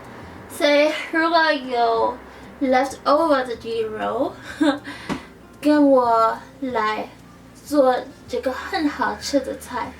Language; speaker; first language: Chinese; non-native, learner; English